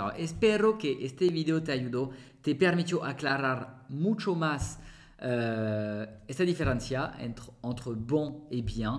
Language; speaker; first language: Spanish; non-native, fluent; French